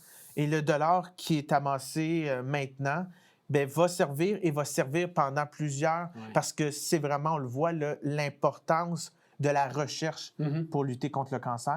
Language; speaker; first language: French; native; French